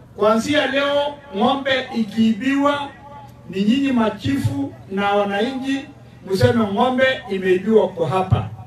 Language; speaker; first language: Swahili; non-native, local second language; Masai